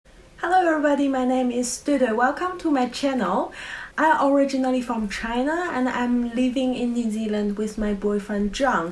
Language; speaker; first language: English; non-native, fluent; Chinese